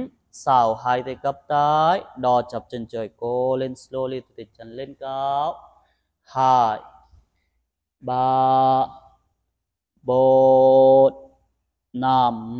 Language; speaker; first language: Vietnamese; non-native, learner; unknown